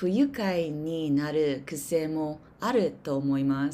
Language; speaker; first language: Japanese; non-native, learner; English